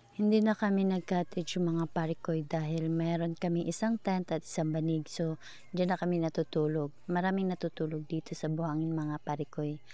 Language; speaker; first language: Filipino; non-native, local second language; Cebuano